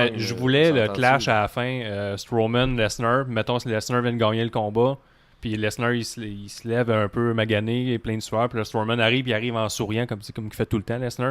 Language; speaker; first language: French; native; French